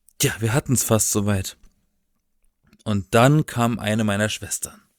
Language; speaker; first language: German; native; German